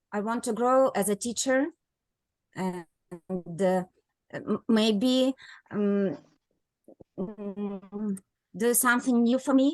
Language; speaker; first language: English; non-native, learner; Russian